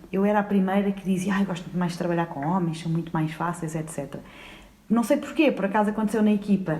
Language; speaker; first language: Portuguese; native; Portuguese